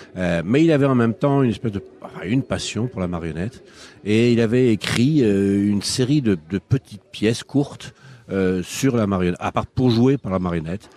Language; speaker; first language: French; native; French